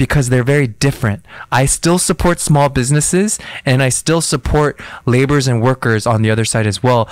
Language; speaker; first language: English; early bilingual, other home language; Korean